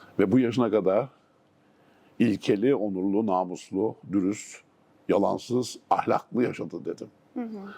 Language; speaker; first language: Turkish; native; Turkish